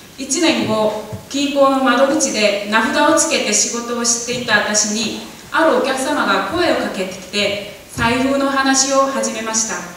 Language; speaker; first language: Japanese; non-native, fluent; Korean